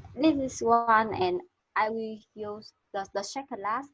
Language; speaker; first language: English; non-native, learner; Vietnamese